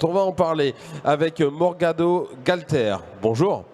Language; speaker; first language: French; native; French